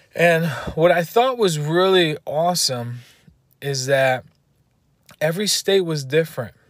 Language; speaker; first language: English; native; English